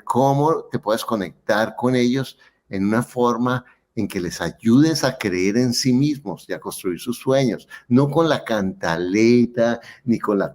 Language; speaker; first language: Spanish; native; Spanish